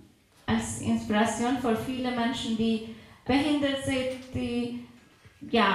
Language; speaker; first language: German; non-native, fluent; Persian